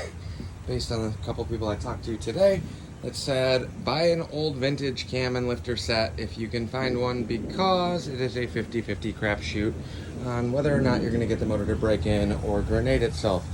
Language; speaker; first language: English; native; English